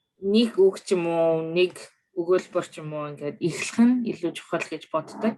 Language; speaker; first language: Mongolian; early bilingual, other home language; Korean